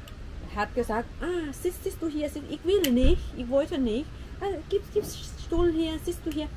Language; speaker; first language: German; non-native, learner; Thai